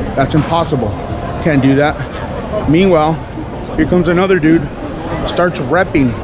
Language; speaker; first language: English; native; English